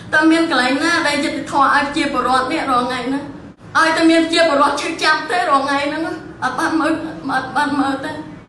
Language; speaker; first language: Khmer; non-native, local second language; Eastern Cham